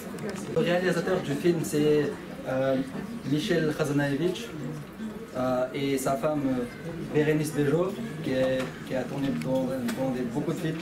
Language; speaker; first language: French; non-native, fluent; Chechen